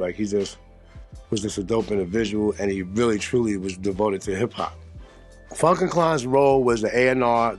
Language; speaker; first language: English; native; English